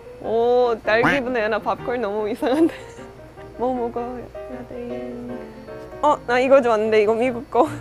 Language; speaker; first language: Korean; non-native, learner; English